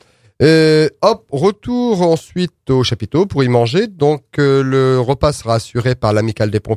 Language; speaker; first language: French; native; French